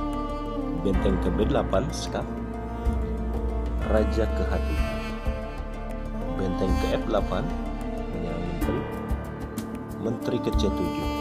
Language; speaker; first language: Indonesian; native; Indonesian